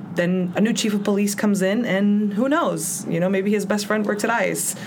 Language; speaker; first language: English; early bilingual, other home language; Spanish